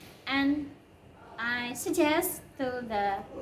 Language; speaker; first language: English; non-native, learner; Indonesian